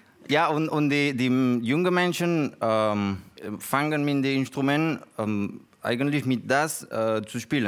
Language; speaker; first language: German; non-native, learner; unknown